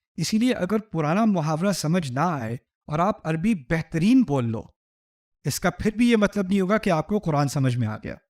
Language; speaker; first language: Urdu; early bilingual, heritage; Urdu